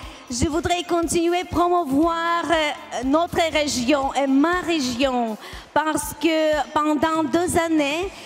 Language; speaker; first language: French; non-native, learner; Ukrainian